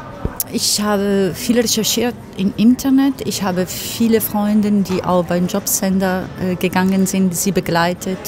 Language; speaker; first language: German; non-native, fluent; Italian